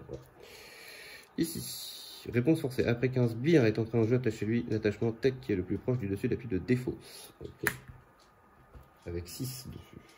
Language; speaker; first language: French; native; French